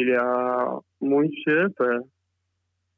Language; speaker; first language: French; non-native, learner; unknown